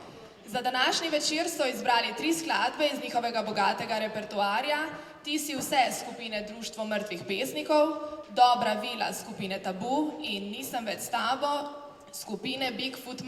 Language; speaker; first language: Slovenian; native; Slovenian